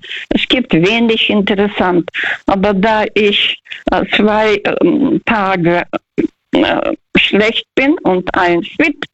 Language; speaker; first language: German; non-native, fluent; Russian